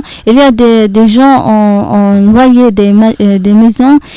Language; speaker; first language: French; non-native, learner; Arabic